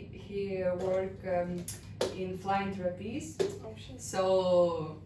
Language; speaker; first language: English; non-native, learner; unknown